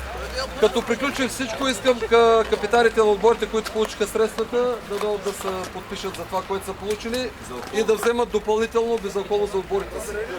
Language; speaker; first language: Bulgarian; native; Bulgarian